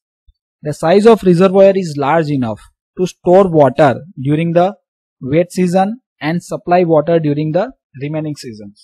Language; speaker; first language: English; non-native, local second language; Gujarati